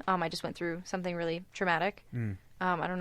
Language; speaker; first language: English; native; English